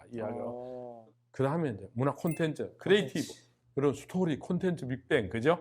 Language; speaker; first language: Korean; native; Korean